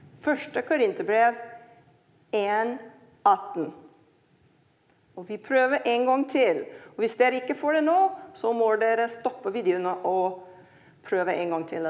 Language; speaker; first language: Norwegian; non-native, fluent; English